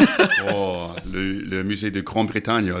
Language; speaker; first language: French; non-native, learner; English